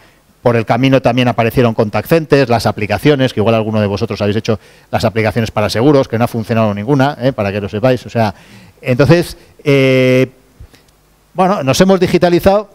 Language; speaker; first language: Spanish; native; Spanish